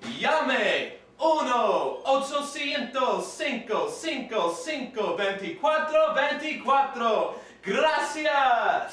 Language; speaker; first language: Spanish; non-native, learner; English